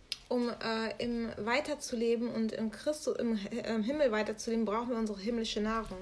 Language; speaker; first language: German; native; German